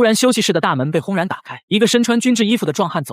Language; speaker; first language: Chinese; native; Chinese